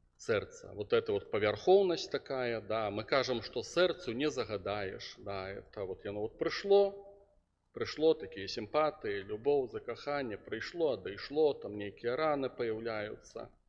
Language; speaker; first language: Belarusian; non-native, local second language; Russian